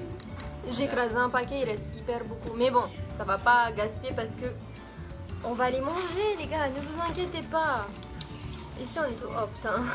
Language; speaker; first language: French; native; French